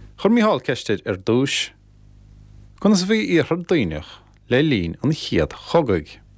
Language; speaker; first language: Irish; native; Irish